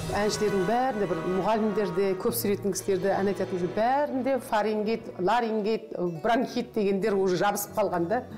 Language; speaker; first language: Kazakh; early bilingual, heritage; Kazakh